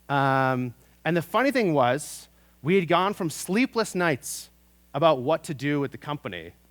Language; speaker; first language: English; native; English